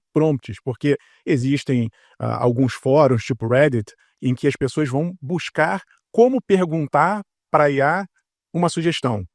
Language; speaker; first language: Portuguese; native; Portuguese